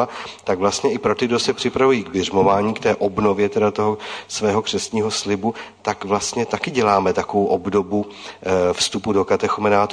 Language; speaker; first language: Czech; native; Czech